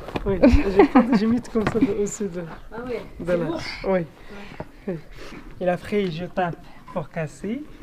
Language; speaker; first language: French; non-native, local second language; Arabic